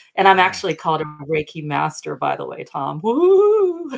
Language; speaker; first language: English; native; English